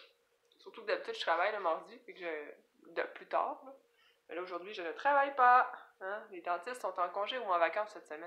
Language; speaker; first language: French; native; French